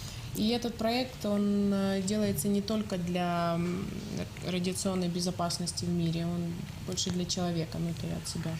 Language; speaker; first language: Russian; native; Russian